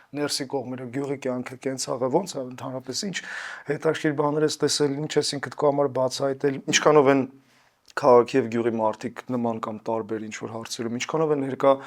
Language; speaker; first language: Armenian; native; Armenian